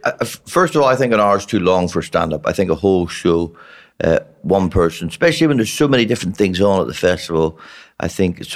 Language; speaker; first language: English; native; English